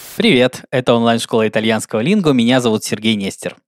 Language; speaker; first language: Russian; native; Russian